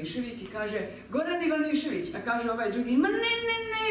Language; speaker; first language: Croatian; non-native, local second language; Hungarian